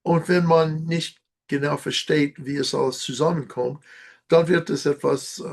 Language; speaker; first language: German; non-native, learner; English